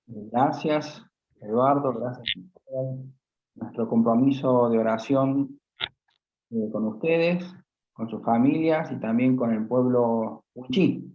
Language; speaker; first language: Spanish; native; Spanish